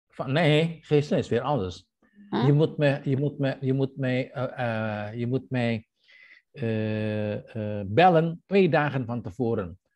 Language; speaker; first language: Dutch; non-native, fluent; Indonesian